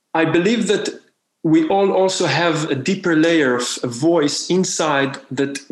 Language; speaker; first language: English; non-native, fluent; Hebrew